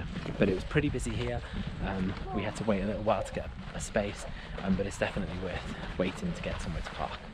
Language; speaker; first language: English; native; English